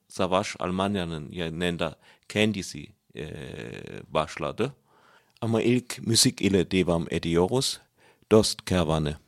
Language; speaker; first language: Turkish; non-native, learner; German